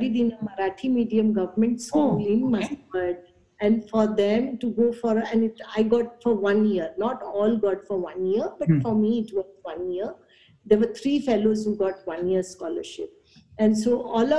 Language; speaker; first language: English; non-native, local second language; Gujarati